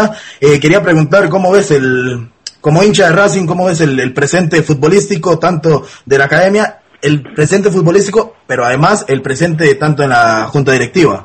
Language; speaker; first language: Spanish; native; Spanish